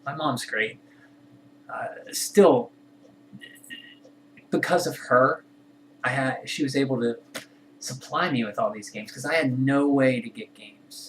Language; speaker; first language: English; native; English